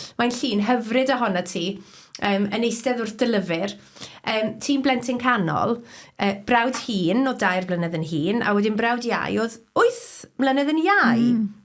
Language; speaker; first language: Welsh; native; Welsh